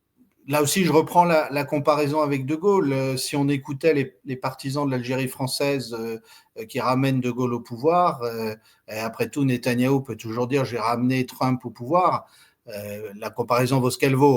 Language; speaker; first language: French; native; French